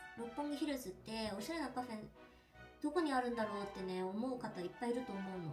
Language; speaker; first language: Japanese; native; Japanese